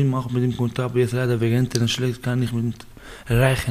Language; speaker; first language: German; non-native, learner; Baluchi